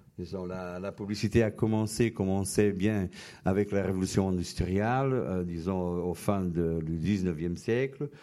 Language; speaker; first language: French; non-native, fluent; Portuguese